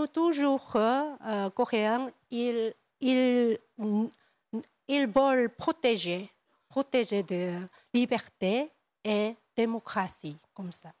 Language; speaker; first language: French; non-native, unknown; Korean